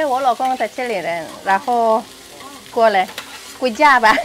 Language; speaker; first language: Chinese; non-native, learner; Indonesian